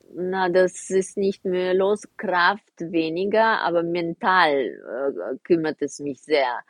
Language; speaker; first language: German; non-native, fluent; Russian